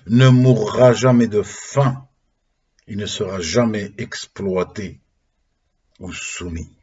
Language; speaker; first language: French; non-native, local second language; Arabic